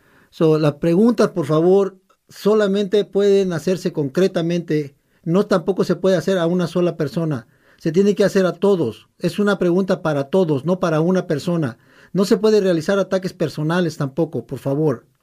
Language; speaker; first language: Spanish; native; Spanish